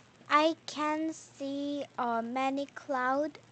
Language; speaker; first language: English; non-native, learner; Korean